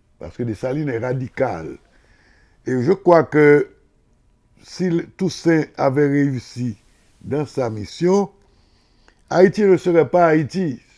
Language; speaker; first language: French; non-native, local second language; Haitian Creole